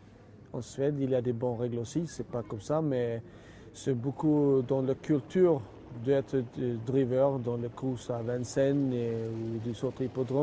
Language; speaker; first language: French; non-native, fluent; Swedish